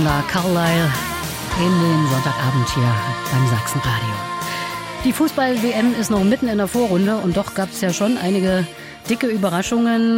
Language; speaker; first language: German; native; German